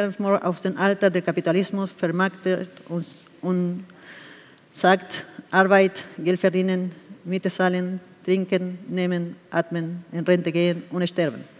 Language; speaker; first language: German; non-native, fluent; Spanish